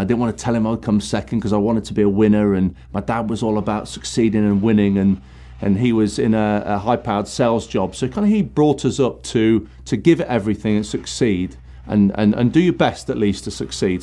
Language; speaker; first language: English; native; English